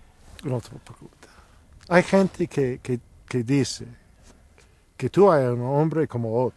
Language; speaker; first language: Spanish; non-native, learner; English